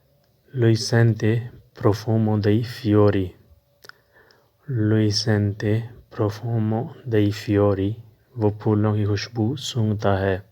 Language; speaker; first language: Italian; non-native, learner; Urdu